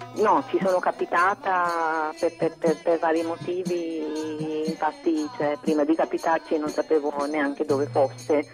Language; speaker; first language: Italian; non-native, fluent; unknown